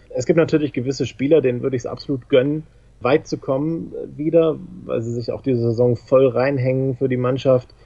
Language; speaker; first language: German; native; German